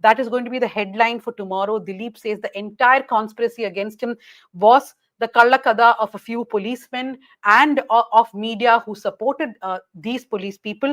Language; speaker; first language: English; non-native, local second language; Malayalam